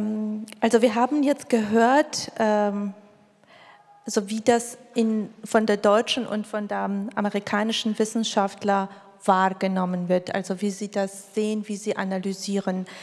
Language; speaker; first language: German; non-native, fluent; Georgian